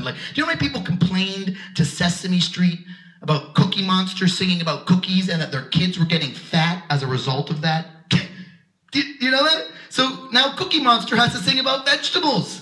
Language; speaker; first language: English; native; English